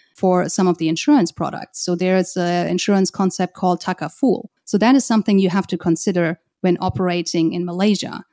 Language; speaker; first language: English; non-native, fluent; German